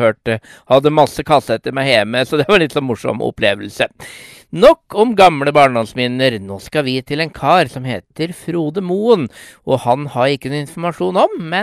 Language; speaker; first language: Norwegian; native; Norwegian